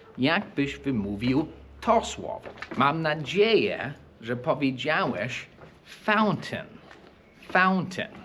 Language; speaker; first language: Polish; non-native, fluent; English